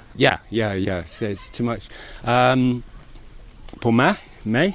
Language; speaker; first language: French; non-native, learner; English